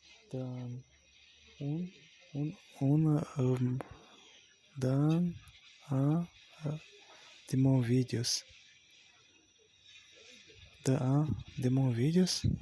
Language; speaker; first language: French; non-native, learner; Portuguese